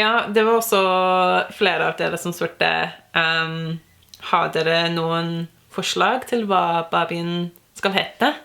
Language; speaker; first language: Norwegian; non-native, learner; English